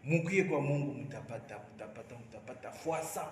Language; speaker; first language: French; non-native, local second language; Swahili